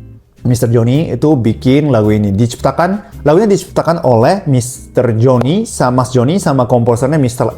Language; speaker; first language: Indonesian; non-native, fluent; Japanese